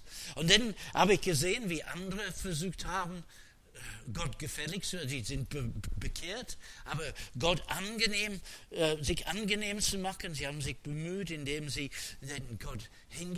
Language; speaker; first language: German; non-native, fluent; English